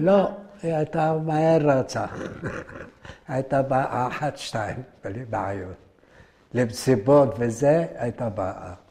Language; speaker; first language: Hebrew; early bilingual, other home language; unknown